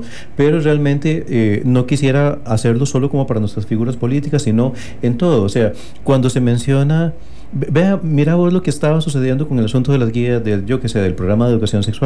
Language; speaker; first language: Spanish; native; Spanish